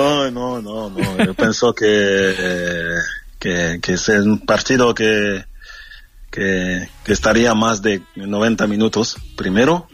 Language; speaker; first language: Spanish; non-native, fluent; French